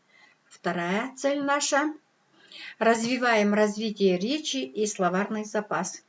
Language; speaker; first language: Russian; non-native, local second language; Kyrgyz